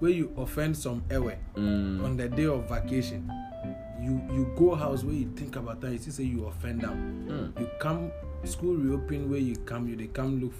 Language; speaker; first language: English; non-native, local second language; Akan